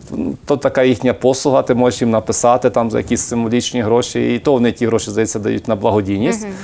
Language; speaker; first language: Ukrainian; native; Ukrainian